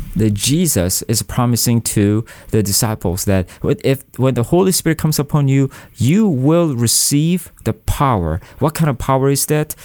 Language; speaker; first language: English; non-native, fluent; Korean